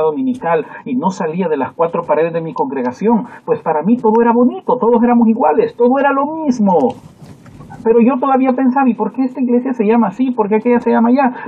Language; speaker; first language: Spanish; native; Spanish